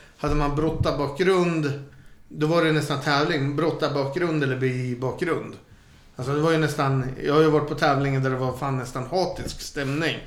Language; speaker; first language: Swedish; native; Swedish